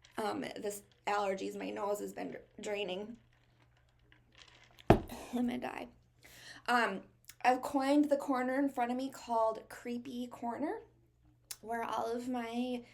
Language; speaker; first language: English; native; English